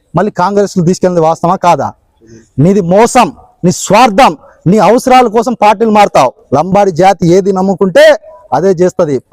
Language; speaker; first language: Telugu; non-native, local second language; Lambadi